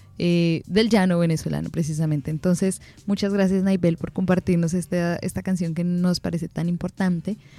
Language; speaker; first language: Spanish; native; Spanish